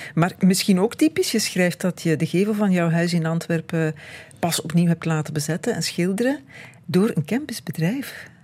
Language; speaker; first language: Dutch; native; Dutch